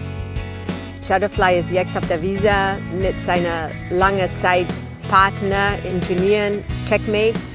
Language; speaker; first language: German; non-native, fluent; English